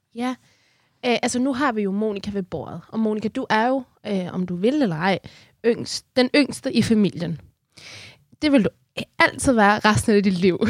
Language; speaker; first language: Danish; early bilingual, other home language; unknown